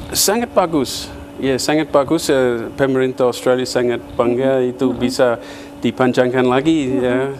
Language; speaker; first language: Indonesian; non-native, fluent; English